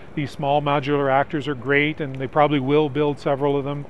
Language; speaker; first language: English; native; English